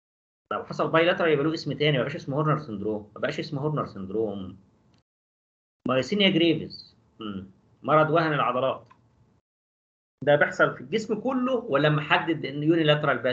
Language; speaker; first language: Arabic; native; Arabic